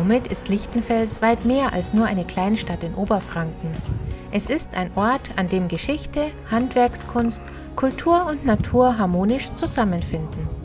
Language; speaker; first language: German; native; German